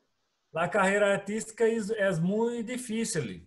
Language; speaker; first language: Spanish; non-native, learner; Portuguese